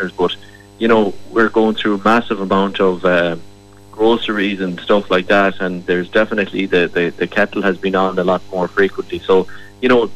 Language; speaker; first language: English; native; English